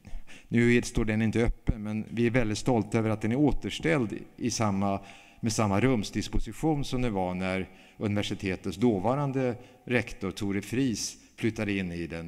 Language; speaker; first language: Swedish; native; Swedish